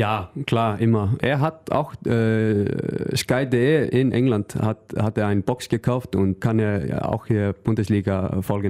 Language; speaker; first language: German; non-native, learner; Icelandic